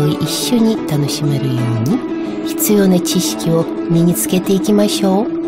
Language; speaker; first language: Japanese; non-native, fluent; Russian